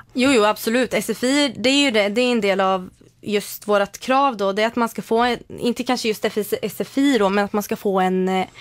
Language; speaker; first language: Swedish; native; Swedish